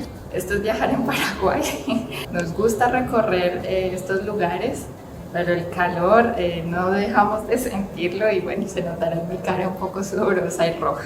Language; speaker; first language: Spanish; native; Spanish